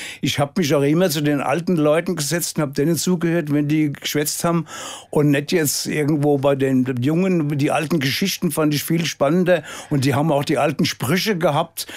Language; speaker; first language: German; native; German